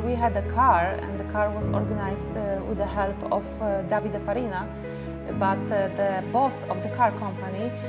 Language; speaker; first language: English; non-native, fluent; Polish